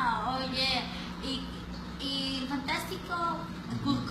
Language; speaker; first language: English; non-native, learner; Spanish